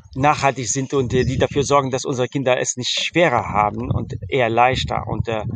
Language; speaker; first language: German; early bilingual, heritage; Arabic